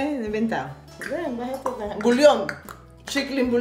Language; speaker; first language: Swedish; non-native, learner; Spanish